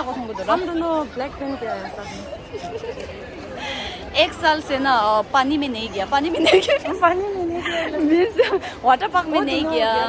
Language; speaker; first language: Hindi; non-native, fluent; Tibetan